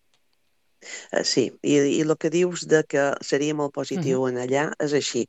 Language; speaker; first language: Catalan; native; Catalan